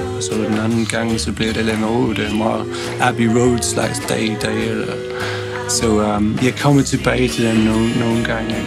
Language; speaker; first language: Danish; non-native, fluent; English